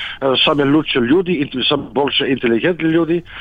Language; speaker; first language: Russian; non-native, learner; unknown